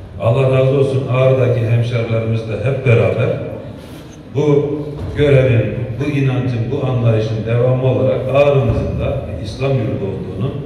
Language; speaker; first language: Turkish; native; Turkish